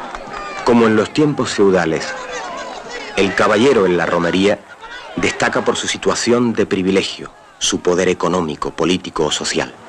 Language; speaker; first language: Spanish; native; Spanish